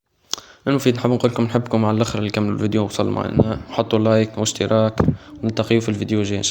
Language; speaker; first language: Arabic; native; Arabic